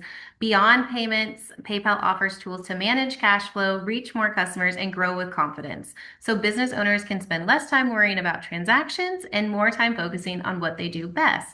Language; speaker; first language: English; native; English